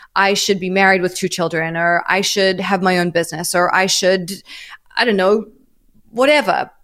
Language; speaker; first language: English; native; English